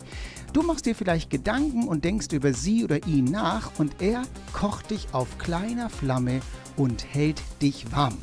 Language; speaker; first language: German; native; German